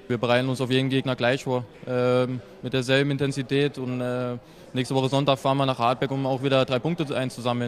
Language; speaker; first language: German; native; German